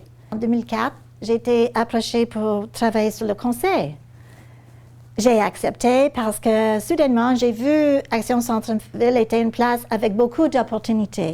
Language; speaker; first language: French; non-native, fluent; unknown